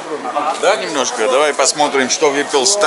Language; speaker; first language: Russian; non-native, fluent; English